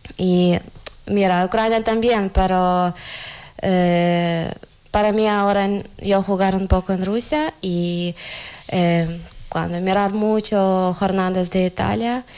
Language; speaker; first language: Spanish; non-native, learner; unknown